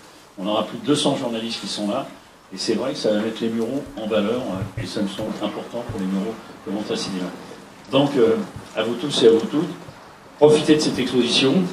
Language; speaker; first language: French; native; French